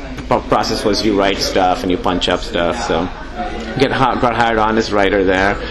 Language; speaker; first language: English; non-native, local second language; Urdu